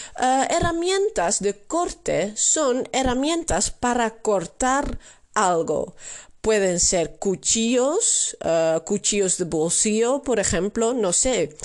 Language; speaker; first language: Spanish; non-native, learner; Dutch